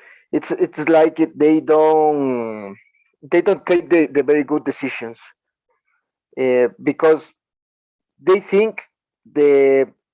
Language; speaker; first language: English; non-native, learner; Spanish